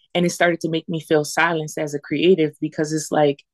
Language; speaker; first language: English; native; English